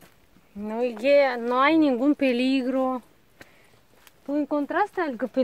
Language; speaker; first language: Spanish; non-native, learner; Russian